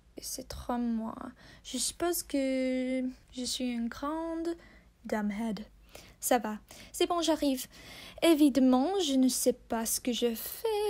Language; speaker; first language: French; non-native, learner; English